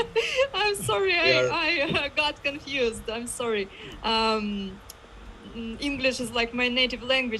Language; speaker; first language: English; non-native, fluent; Ukrainian